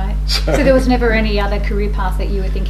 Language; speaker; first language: English; native; English